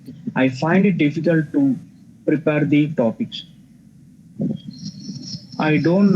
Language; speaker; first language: English; non-native, learner; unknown